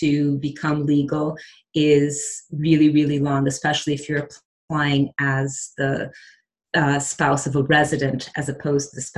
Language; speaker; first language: English; early bilingual, other home language; Portuguese